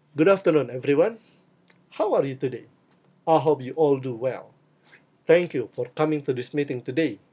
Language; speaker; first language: English; non-native, fluent; Indonesian